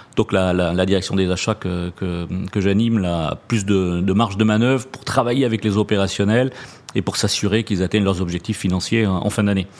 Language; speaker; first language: French; native; French